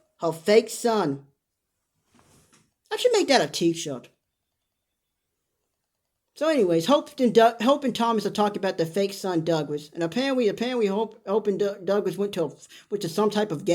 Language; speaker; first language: English; native; English